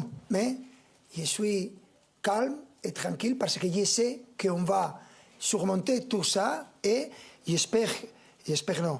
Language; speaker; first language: French; non-native, fluent; Spanish